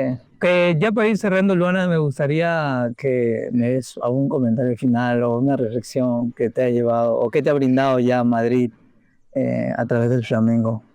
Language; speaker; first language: Spanish; native; Spanish